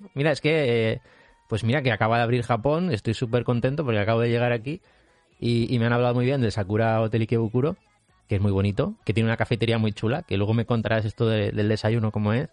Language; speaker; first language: Spanish; native; Spanish